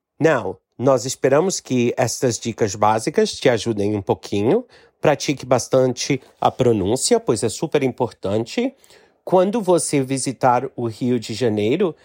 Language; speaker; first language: Portuguese; non-native, fluent; English